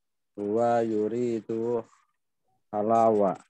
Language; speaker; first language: Arabic; non-native, learner; Indonesian